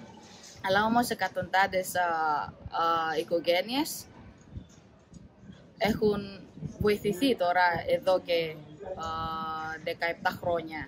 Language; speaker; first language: Greek; non-native, fluent; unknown